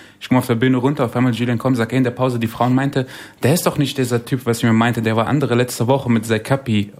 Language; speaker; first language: German; non-native, fluent; Persian